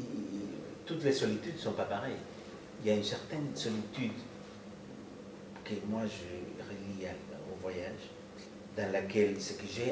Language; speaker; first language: French; non-native, fluent; Spanish